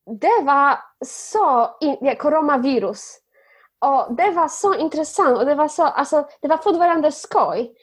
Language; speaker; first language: Swedish; non-native, fluent; Polish